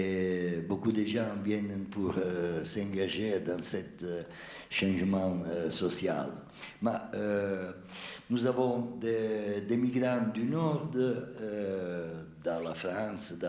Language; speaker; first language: French; non-native, fluent; Italian